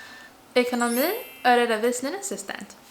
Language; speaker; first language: Swedish; non-native, learner; English